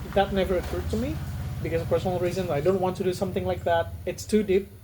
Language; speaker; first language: English; non-native, fluent; Indonesian